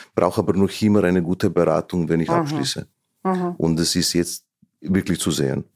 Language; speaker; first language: German; non-native, fluent; Slovenian